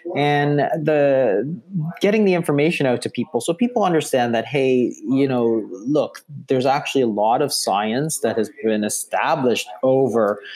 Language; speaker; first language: English; native; English